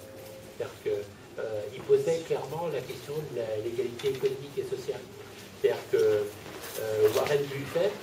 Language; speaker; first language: French; native; French